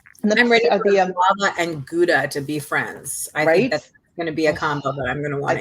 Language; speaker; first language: English; native; English